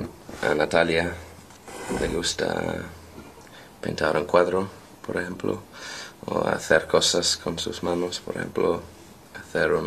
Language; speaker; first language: Spanish; non-native, learner; English